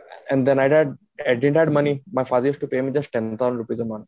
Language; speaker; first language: English; non-native, local second language; Hindi